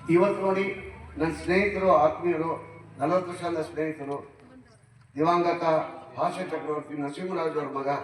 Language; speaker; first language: Kannada; non-native, local second language; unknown